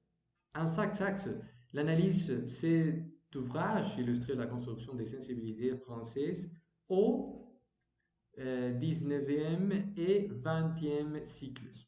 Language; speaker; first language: French; non-native, learner; Spanish